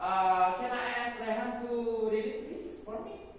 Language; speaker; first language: English; non-native, fluent; Indonesian